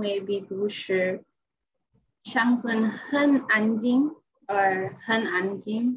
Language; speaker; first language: Chinese; non-native, learner; English